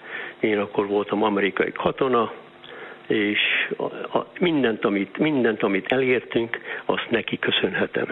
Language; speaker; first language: Hungarian; early bilingual, heritage; Hungarian